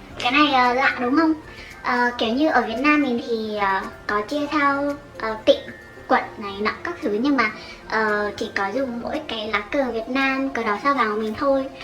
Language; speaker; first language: Vietnamese; native; Vietnamese